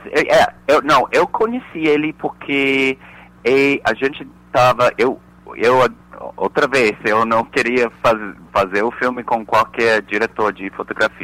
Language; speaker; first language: Portuguese; non-native, fluent; English